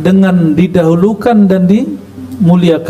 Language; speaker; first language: Indonesian; native; Indonesian